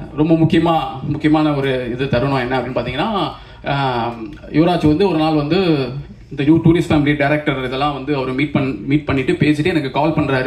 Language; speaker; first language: Tamil; native; Tamil